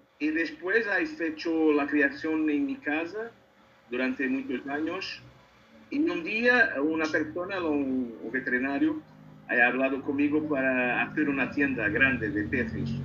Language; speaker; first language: Spanish; non-native, learner; Portuguese